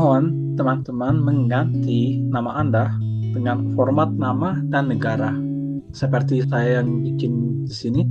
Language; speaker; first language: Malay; non-native, fluent; Turkish